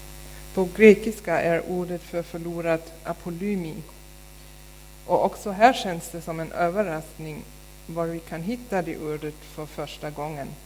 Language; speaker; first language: Swedish; non-native, fluent; German